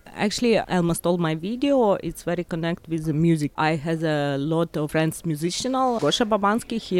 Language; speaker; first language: English; non-native, learner; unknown